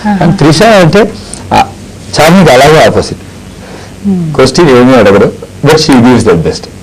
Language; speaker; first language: Telugu; non-native, learner; Tamil